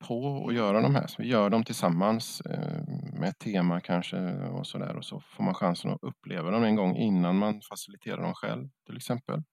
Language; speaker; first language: Swedish; native; Swedish